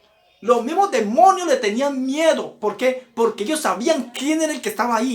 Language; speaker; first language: Spanish; native; Spanish